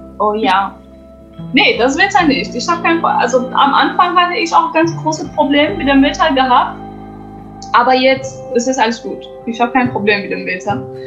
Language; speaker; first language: German; non-native, fluent; Kurdish